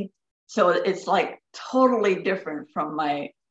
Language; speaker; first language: English; native; English